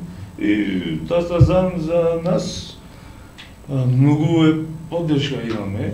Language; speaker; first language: Macedonian; non-native, learner; Georgian